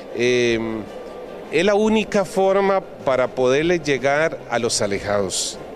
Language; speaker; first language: Spanish; native; Spanish